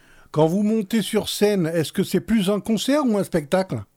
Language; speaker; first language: French; native; French